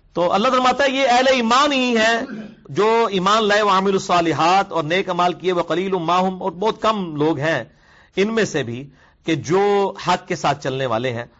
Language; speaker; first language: Urdu; non-native, local second language; Punjabi